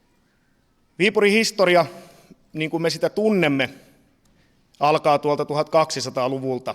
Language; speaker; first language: Finnish; native; Finnish